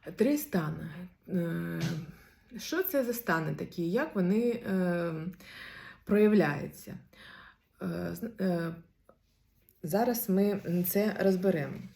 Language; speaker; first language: Ukrainian; non-native, local second language; Russian